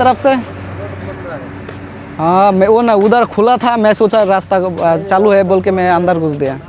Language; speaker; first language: Hindi; non-native, learner; Bangla